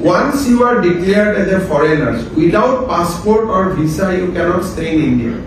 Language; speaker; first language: English; non-native, local second language; Assamese